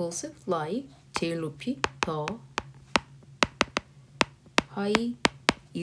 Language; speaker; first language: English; non-native, fluent; Korean